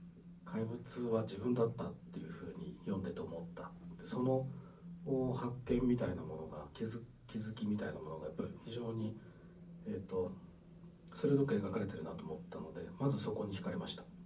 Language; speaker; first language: Japanese; native; Japanese